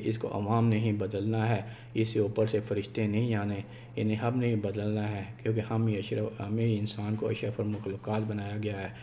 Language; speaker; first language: Urdu; non-native, local second language; Punjabi